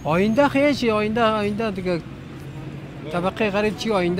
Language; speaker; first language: Persian; native; Persian